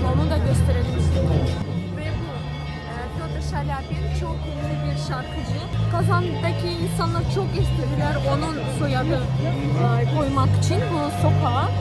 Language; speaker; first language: Turkish; non-native, learner; Russian